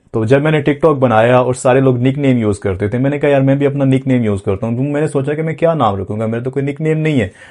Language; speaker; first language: Urdu; non-native, local second language; Punjabi